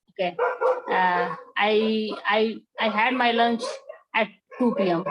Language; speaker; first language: English; non-native, learner; Marathi